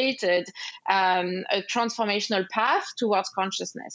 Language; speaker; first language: English; non-native, fluent; French